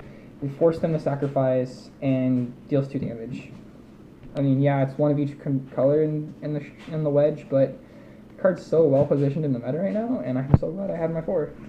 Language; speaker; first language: English; native; English